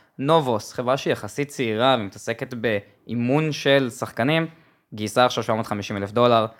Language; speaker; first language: Hebrew; native; Hebrew